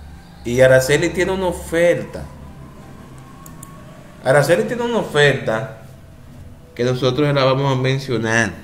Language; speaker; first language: Spanish; native; Spanish